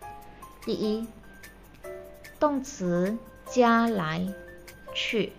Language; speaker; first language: Chinese; non-native, fluent; Indonesian